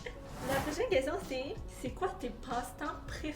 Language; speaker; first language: French; native; French